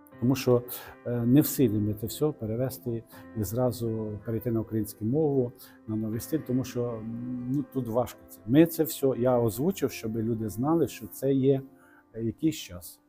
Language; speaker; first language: Ukrainian; non-native, local second language; Russian